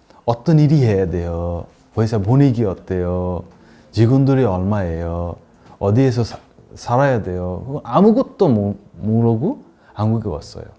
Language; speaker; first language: Korean; non-native, learner; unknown